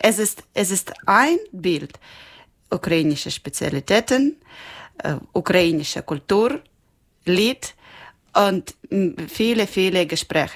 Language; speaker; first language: German; non-native, learner; Ukrainian